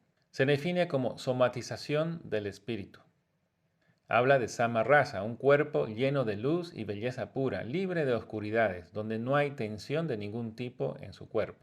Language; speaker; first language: Spanish; native; Spanish